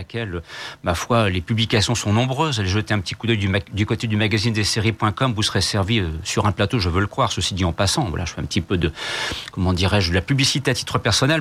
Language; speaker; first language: French; native; French